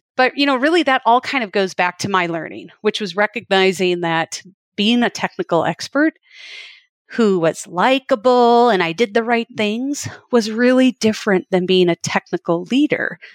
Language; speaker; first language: English; native; English